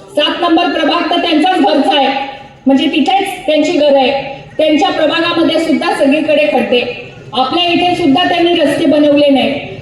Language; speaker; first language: Marathi; native; Marathi